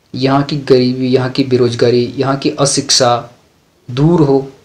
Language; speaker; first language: Hindi; native; Hindi